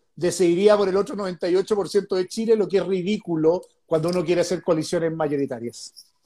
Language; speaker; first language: Spanish; native; Spanish